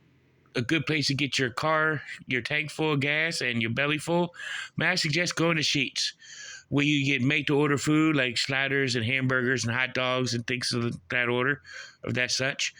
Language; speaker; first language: English; native; English